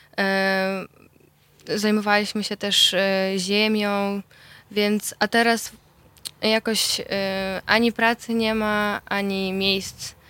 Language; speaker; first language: Polish; non-native, fluent; Russian